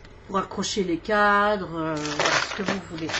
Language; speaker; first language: French; native; French